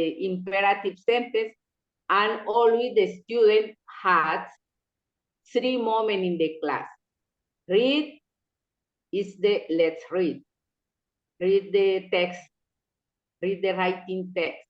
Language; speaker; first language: English; non-native, local second language; Spanish